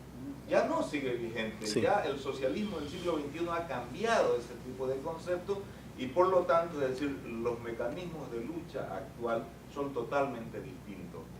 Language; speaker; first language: Spanish; native; Spanish